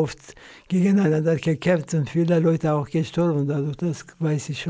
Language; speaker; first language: German; non-native, fluent; Kurdish